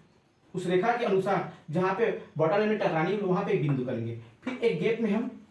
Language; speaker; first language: Hindi; native; Hindi